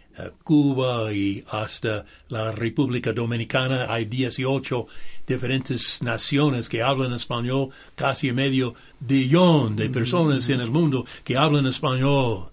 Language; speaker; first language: Spanish; non-native, fluent; English